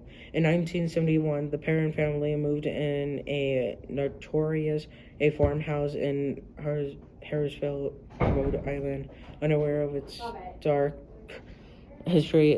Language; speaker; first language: English; native; English